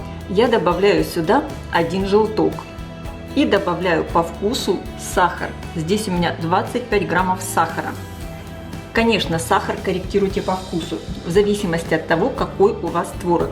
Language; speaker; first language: Russian; native; Russian